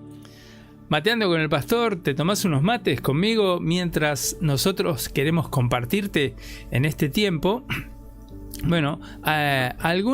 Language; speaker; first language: Spanish; native; Spanish